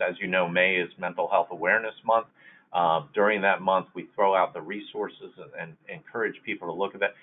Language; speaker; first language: English; native; English